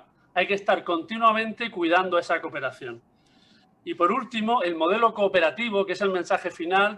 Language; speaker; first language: Spanish; native; Spanish